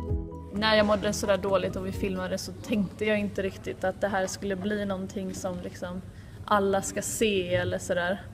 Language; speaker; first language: Swedish; native; Swedish